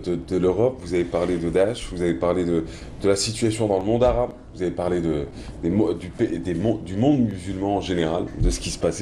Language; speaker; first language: French; non-native, local second language; Arabic